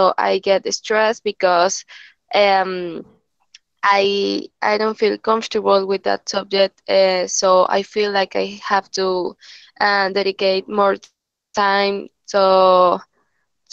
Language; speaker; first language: English; non-native, learner; Spanish